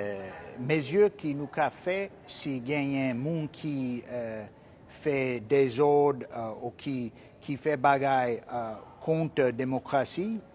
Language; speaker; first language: Haitian Creole; non-native, fluent; English